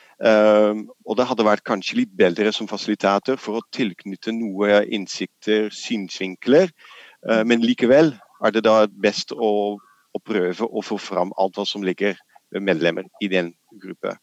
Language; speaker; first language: Norwegian; non-native, fluent; Dutch